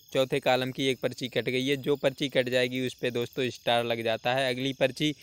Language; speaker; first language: Hindi; native; Hindi